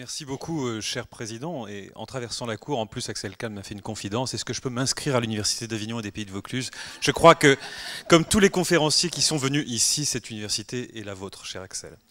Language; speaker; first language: French; native; French